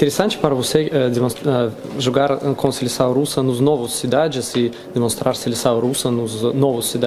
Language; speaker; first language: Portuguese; non-native, learner; Russian